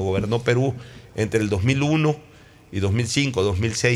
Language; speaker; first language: Spanish; native; Spanish